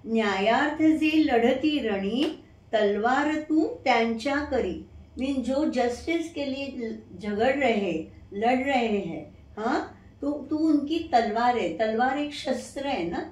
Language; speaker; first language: Hindi; non-native, local second language; Marathi